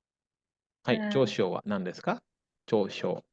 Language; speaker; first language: Japanese; non-native, fluent; Indonesian